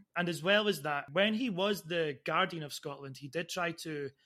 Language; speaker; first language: English; native; English